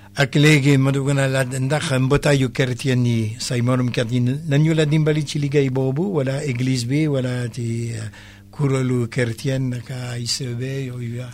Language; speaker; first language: Wolof; native; Wolof